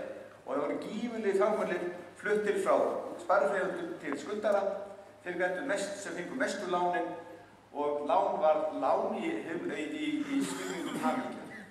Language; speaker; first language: Icelandic; native; Icelandic